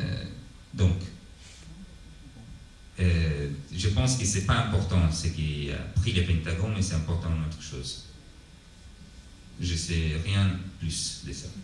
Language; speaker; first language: French; non-native, learner; Italian